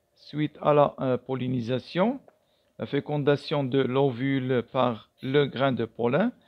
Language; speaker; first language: French; non-native, local second language; Arabic